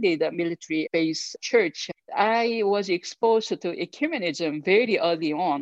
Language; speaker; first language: English; non-native, fluent; Korean